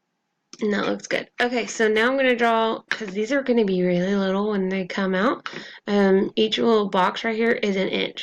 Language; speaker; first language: English; native; English